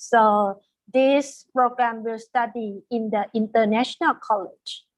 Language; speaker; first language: English; non-native, fluent; Thai